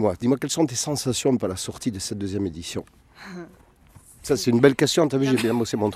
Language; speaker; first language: French; native; French